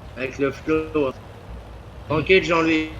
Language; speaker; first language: French; native; French